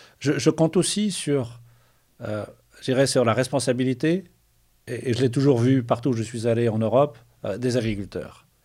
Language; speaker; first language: French; non-native, local second language; Arabic